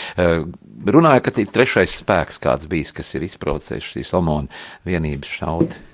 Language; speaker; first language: Latvian; native; Latvian